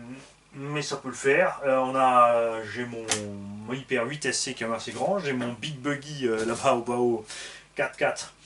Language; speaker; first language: French; native; French